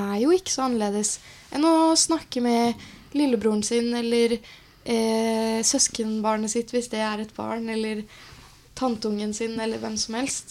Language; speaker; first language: Norwegian; native; Norwegian